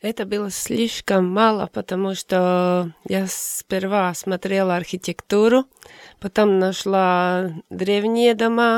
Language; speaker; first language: Russian; non-native, fluent; Latvian